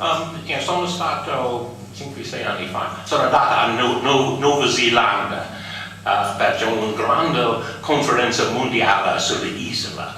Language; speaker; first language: Italian; non-native, fluent; English